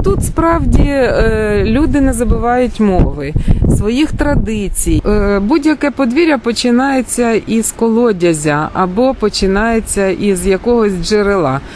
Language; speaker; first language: Ukrainian; native; Ukrainian